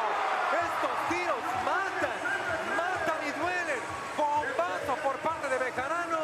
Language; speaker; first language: Spanish; native; Spanish